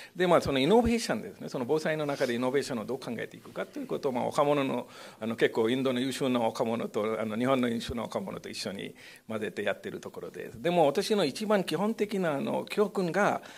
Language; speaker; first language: Japanese; non-native, fluent; Hindi